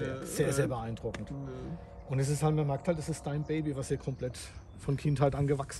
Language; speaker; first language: German; native; German